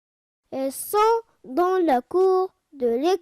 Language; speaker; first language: French; non-native, learner; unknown